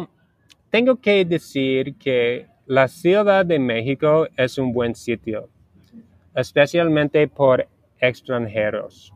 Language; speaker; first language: Spanish; non-native, learner; English